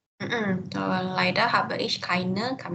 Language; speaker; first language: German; non-native, fluent; Indonesian